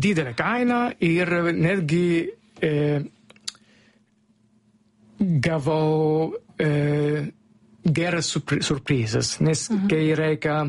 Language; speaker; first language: Lithuanian; non-native, fluent; Italian